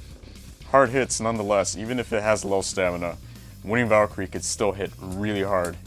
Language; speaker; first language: English; native; English